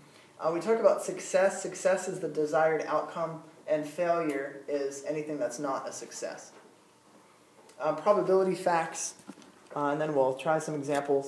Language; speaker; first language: English; native; English